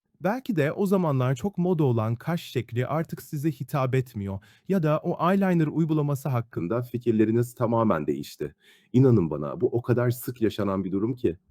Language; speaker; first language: Turkish; native; Turkish